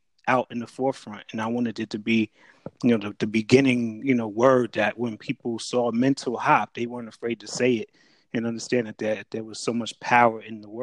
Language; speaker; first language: English; native; English